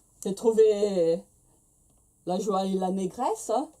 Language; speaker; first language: French; non-native, fluent; Portuguese